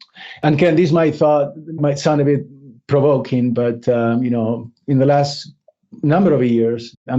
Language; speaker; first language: English; non-native, fluent; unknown